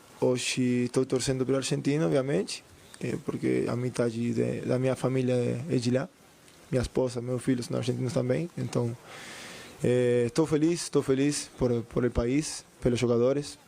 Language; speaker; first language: Portuguese; non-native, fluent; Spanish